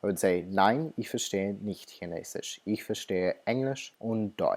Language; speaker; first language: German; non-native, fluent; English